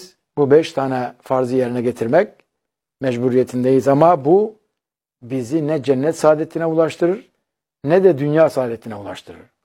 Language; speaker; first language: Turkish; native; Turkish